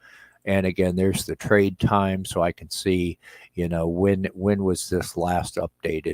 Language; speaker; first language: English; native; English